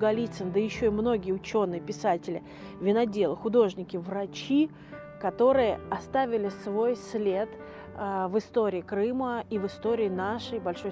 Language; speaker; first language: Russian; native; Russian